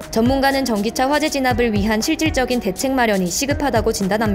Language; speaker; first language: Korean; native; Korean